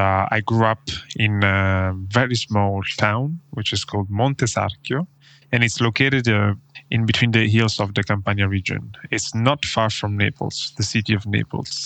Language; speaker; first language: English; non-native, fluent; Italian